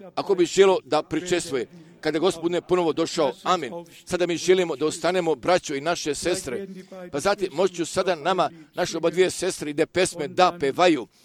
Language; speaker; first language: Croatian; early bilingual, heritage; Croatian